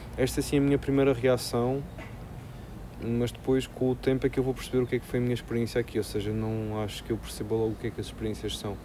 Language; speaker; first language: Portuguese; native; Portuguese